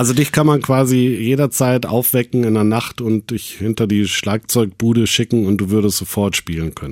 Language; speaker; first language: German; native; German